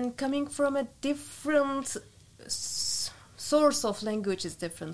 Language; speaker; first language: English; non-native, fluent; Turkish